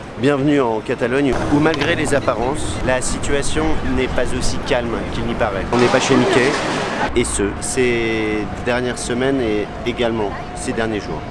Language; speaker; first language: French; native; French